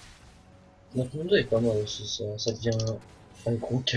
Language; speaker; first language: French; native; French